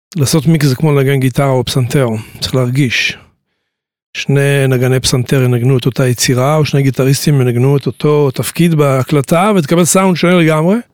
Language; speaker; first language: Hebrew; native; Hebrew